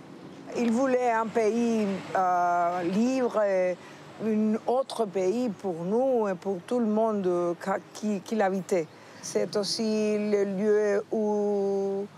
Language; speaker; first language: French; non-native, fluent; Spanish